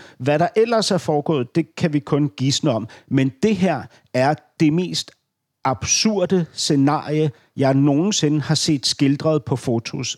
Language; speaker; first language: Danish; native; Danish